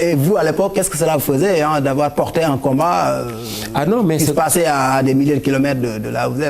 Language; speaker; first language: French; non-native, local second language; Wolof